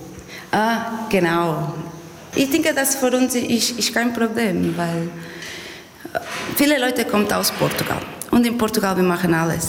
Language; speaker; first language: German; non-native, learner; Portuguese